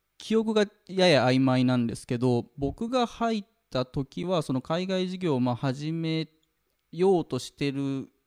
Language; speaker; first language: Japanese; native; Japanese